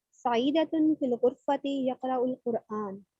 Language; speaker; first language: Arabic; non-native, learner; Urdu